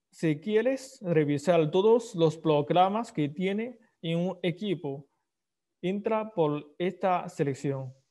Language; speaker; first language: Spanish; non-native, fluent; Chinese